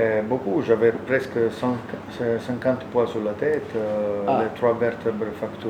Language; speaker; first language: French; non-native, learner; Italian